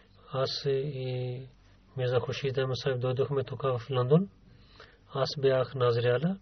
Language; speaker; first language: Bulgarian; non-native, learner; Urdu